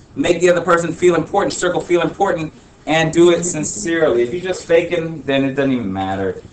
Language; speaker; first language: English; early bilingual, other home language; Spanish